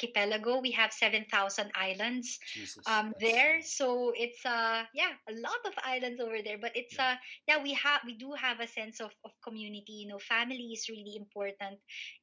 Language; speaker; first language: English; non-native, local second language; Filipino